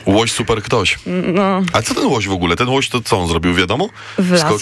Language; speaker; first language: Polish; native; Polish